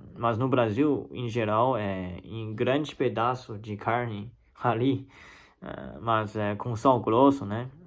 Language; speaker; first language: Portuguese; non-native, fluent; Chinese